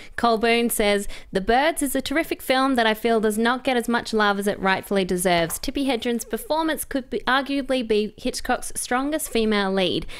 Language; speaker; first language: English; native; English